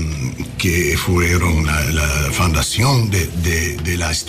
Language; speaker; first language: Spanish; non-native, learner; English